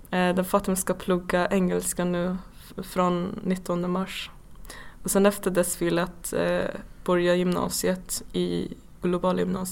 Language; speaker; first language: Swedish; non-native, fluent; Persian